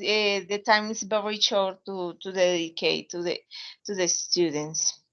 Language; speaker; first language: English; non-native, learner; Spanish